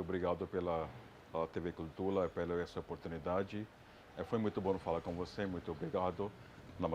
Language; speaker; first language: Portuguese; non-native, fluent; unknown